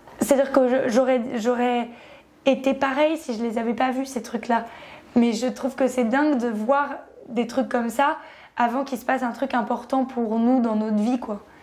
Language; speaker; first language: French; native; French